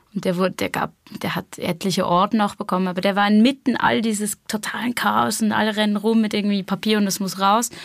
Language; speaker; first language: German; non-native, fluent; English